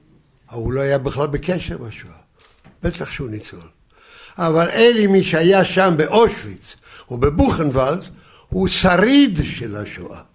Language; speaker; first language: Hebrew; early bilingual, other home language; Yiddish